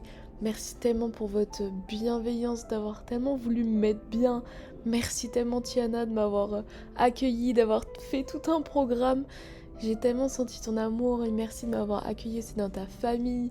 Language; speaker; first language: French; native; French